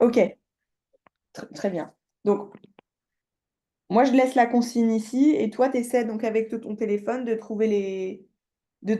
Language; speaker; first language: French; native; French